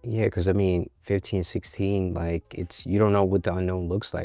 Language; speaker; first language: English; native; English